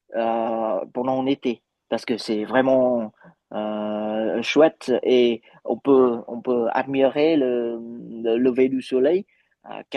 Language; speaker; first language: French; non-native, fluent; Vietnamese